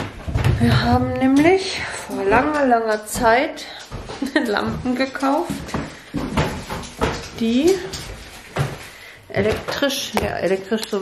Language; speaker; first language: German; native; German